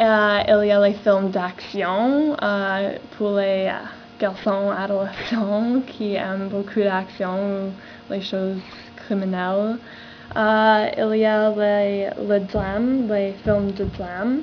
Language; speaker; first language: French; non-native, learner; English